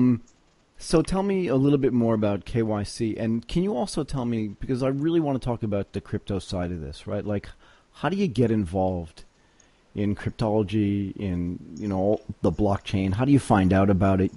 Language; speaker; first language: English; native; English